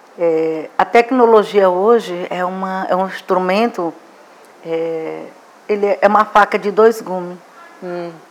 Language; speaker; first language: Portuguese; non-native, local second language; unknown